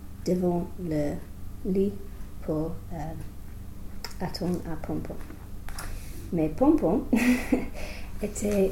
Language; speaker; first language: French; non-native, learner; English